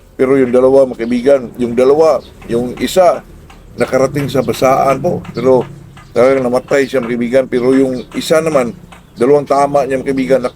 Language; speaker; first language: Filipino; non-native, local second language; Cebuano